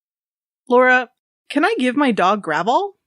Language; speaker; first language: English; native; English